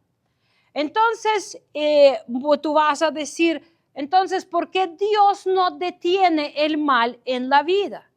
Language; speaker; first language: Spanish; non-native, fluent; Ukrainian